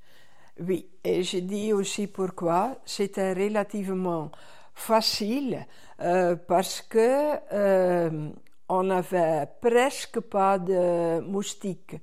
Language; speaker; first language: French; non-native, fluent; Dutch